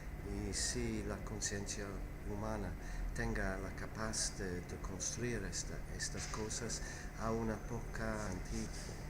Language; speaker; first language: Spanish; non-native, fluent; English